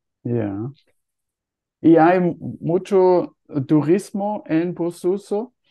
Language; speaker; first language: Spanish; non-native, fluent; German